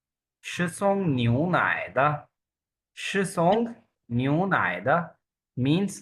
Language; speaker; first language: Chinese; non-native, fluent; Hindi